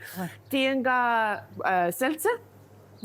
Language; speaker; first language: Albanian; non-native, learner; English